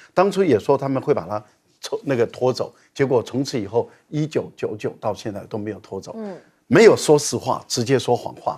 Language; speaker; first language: Chinese; native; Chinese